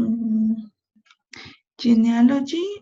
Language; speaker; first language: English; non-native, learner; Spanish